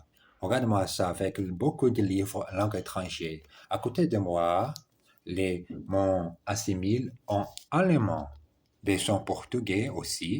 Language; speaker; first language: French; non-native, learner; Portuguese